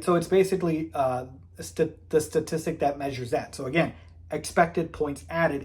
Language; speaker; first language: English; native; English